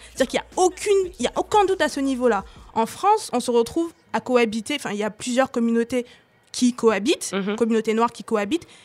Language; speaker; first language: French; early bilingual, other home language; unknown